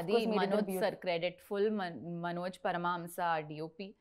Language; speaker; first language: Telugu; non-native, learner; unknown